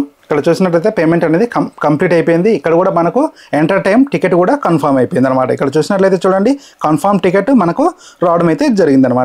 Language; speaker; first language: Telugu; native; Telugu